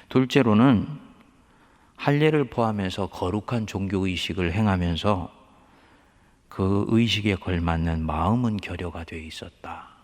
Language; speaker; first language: Korean; native; Korean